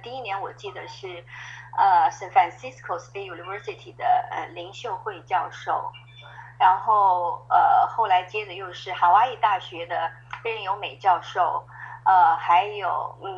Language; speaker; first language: Chinese; native; Chinese